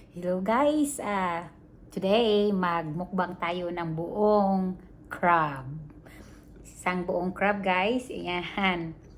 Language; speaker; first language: Filipino; non-native, local second language; Cebuano